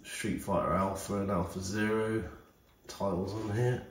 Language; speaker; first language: English; native; English